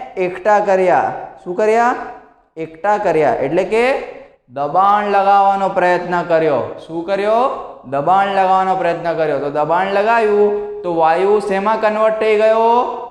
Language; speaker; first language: Gujarati; native; Gujarati